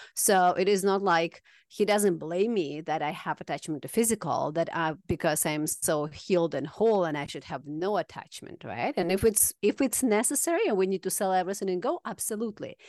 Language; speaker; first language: English; non-native, fluent; Russian